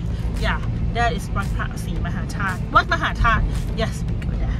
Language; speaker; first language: English; non-native, learner; Thai